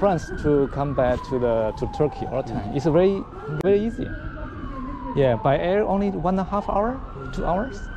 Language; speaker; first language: English; non-native, learner; Chinese